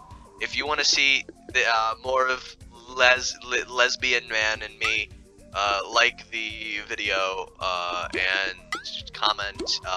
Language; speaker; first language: English; native; English